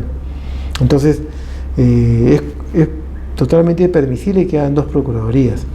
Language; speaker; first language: Spanish; native; Spanish